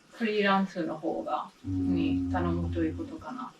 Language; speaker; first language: Japanese; non-native, learner; English